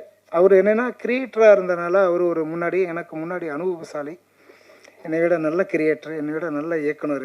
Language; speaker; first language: Tamil; native; Tamil